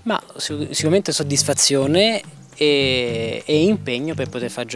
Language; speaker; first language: Italian; native; Italian